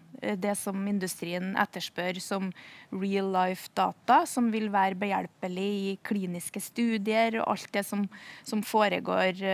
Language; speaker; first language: Norwegian; native; Norwegian